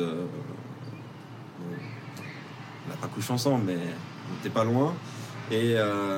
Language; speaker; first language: French; native; French